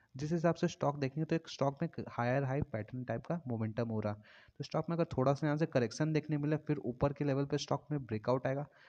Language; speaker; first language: Hindi; native; Hindi